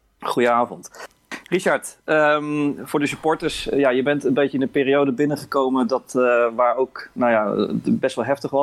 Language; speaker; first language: Dutch; native; Dutch